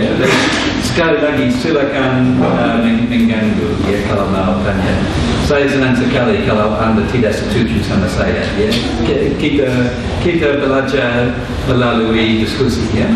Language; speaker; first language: Indonesian; non-native, fluent; English